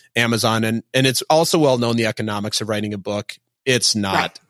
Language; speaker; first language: English; native; English